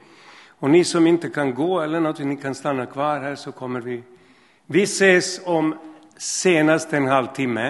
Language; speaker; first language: Swedish; non-native, fluent; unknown